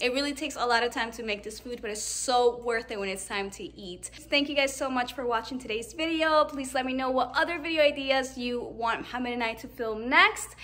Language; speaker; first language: English; early bilingual, other home language; Spanish